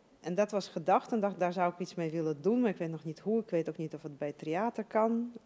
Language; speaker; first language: Dutch; non-native, fluent; Russian